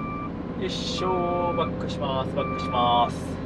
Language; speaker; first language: Japanese; native; Japanese